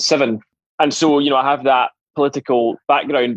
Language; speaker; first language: English; native; English